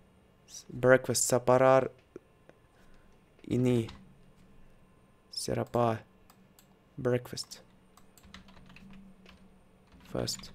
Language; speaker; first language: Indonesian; non-native, learner; Russian